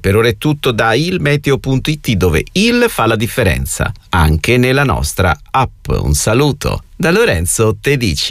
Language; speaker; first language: Italian; native; Italian